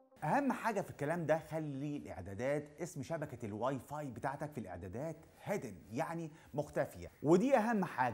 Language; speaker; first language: Arabic; native; Arabic